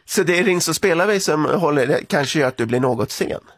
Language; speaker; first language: Swedish; native; Swedish